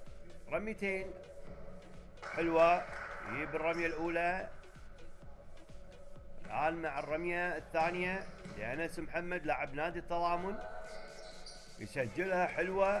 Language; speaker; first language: Arabic; native; Arabic